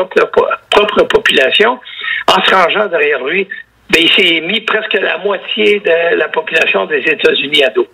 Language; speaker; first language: French; native; French